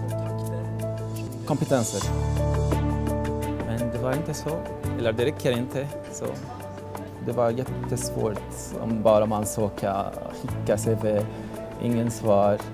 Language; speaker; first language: Swedish; non-native, learner; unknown